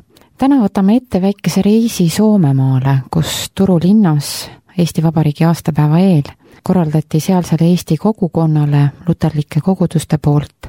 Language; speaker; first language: Estonian; native; Estonian